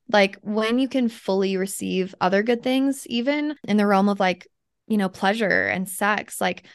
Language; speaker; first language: English; native; English